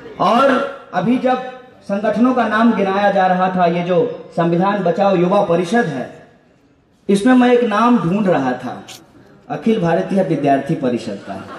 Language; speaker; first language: Hindi; native; Hindi